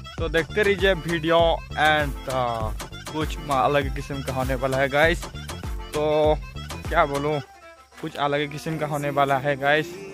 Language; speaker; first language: Hindi; non-native, local second language; Assamese